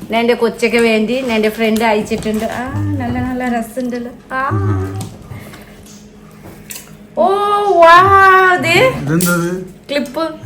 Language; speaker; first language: Malayalam; non-native, fluent; Nepali